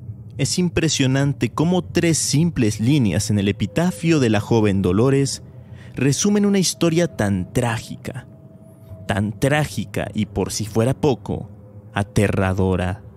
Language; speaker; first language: Spanish; native; Spanish